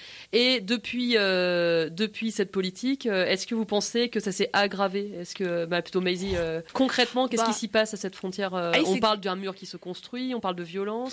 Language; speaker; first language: French; native; French